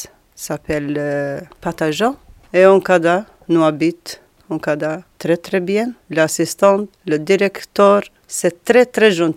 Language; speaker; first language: French; non-native, learner; Albanian